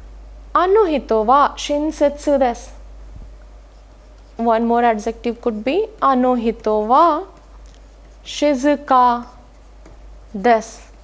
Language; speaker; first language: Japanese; non-native, fluent; Hindi